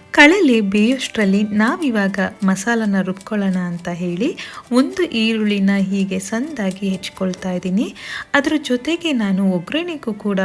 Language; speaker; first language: Kannada; non-native, local second language; Kodava